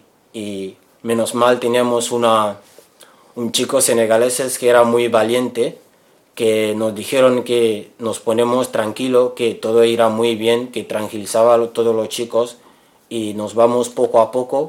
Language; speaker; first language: Spanish; non-native, learner; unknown